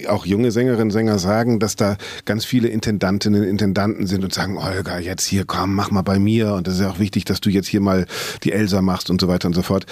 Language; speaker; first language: German; native; German